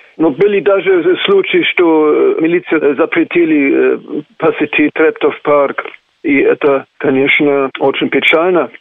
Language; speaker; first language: Russian; non-native, fluent; German